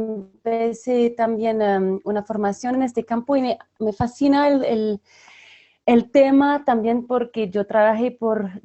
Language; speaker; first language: Spanish; non-native, fluent; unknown